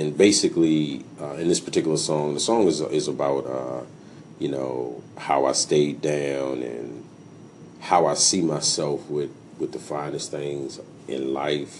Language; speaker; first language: English; native; English